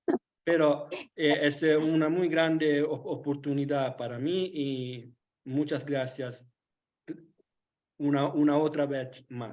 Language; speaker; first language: Spanish; non-native, learner; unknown